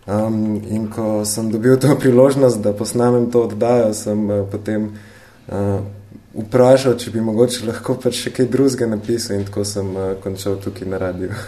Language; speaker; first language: Slovenian; native; Slovenian